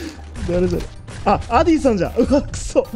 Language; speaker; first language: Japanese; native; Japanese